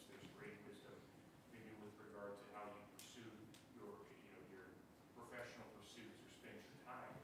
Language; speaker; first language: English; native; English